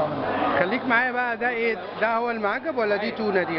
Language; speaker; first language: Arabic; native; Arabic